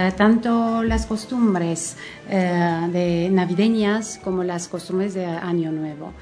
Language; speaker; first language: Spanish; non-native, fluent; Romanian